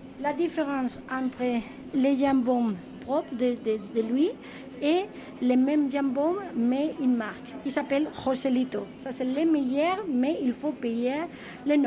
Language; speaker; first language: French; non-native, fluent; Spanish